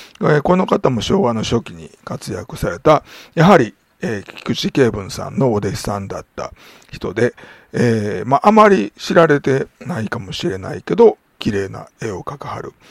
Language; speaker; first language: Japanese; native; Japanese